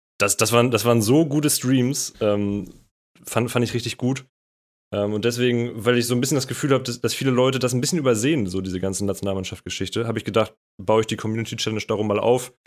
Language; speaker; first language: German; native; German